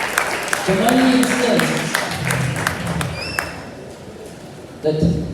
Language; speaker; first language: English; native; English